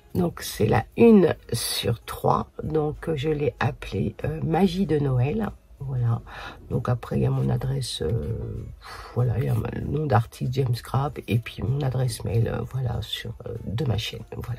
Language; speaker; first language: French; native; French